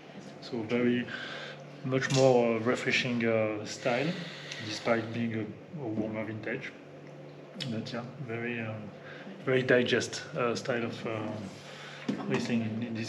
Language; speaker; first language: English; non-native, fluent; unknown